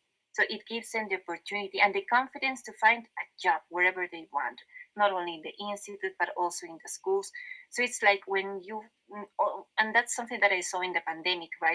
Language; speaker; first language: English; non-native, fluent; Spanish